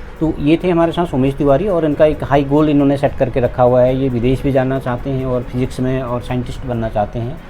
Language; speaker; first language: Hindi; native; Hindi